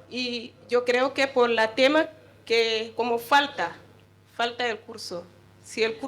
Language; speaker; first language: Spanish; non-native, learner; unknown